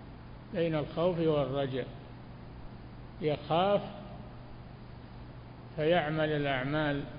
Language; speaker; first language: Arabic; native; Arabic